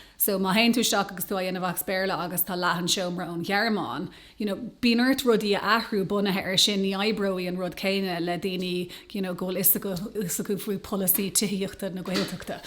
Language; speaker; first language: Irish; non-native, local second language; English